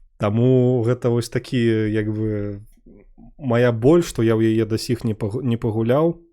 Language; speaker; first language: Belarusian; non-native, local second language; Russian